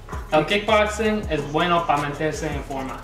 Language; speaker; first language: Spanish; non-native, learner; English